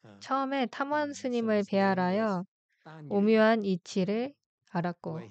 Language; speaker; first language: Korean; native; Korean